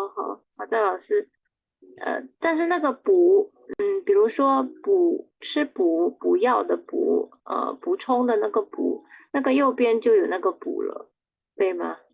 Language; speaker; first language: Chinese; early bilingual, heritage; Chinese